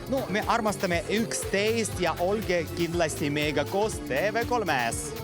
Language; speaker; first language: Estonian; non-native, local second language; Russian